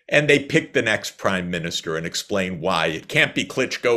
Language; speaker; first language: English; native; English